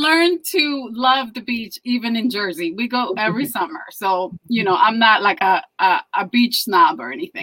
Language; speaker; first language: English; early bilingual, other home language; Spanish